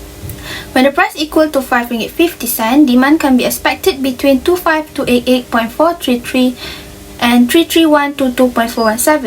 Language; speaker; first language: English; non-native, local second language; Malay